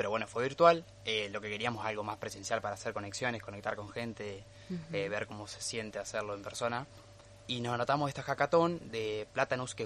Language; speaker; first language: Spanish; native; Spanish